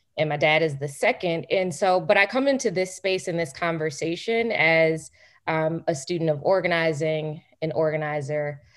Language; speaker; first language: English; native; English